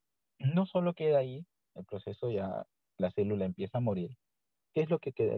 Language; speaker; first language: Spanish; native; Spanish